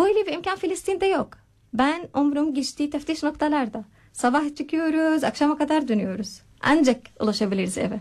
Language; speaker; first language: Turkish; non-native, fluent; Arabic